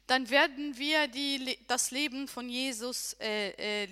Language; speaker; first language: German; non-native, learner; Arabic